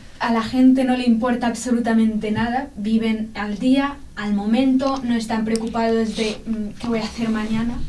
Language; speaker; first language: Spanish; early bilingual, other home language; Arabic